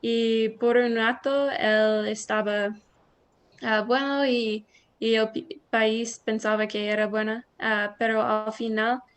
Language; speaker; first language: Spanish; non-native, learner; English